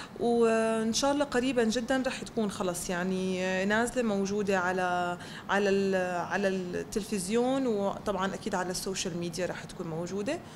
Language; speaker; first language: Arabic; native; Arabic